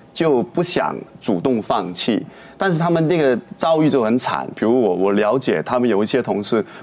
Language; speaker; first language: Chinese; non-native, local second language; Cantonese